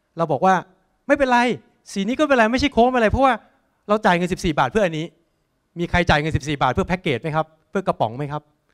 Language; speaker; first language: Thai; native; Thai